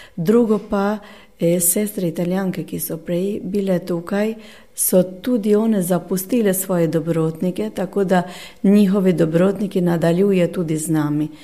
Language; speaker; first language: Slovenian; non-native, fluent; Albanian